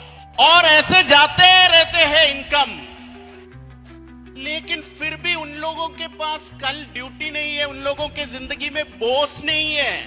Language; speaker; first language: Hindi; non-native, fluent; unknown